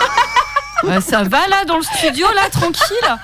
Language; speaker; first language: French; native; French